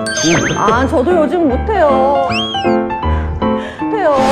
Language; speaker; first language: Korean; non-native, fluent; Chinese